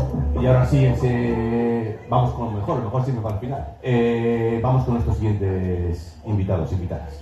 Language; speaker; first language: Spanish; native; Spanish